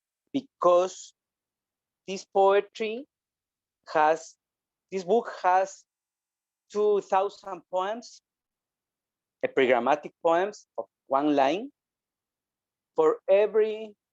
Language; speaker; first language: English; non-native, learner; Spanish